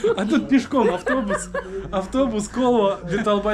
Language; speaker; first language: Russian; native; Russian